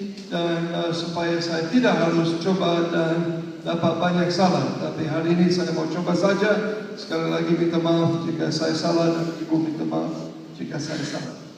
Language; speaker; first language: Indonesian; non-native, learner; English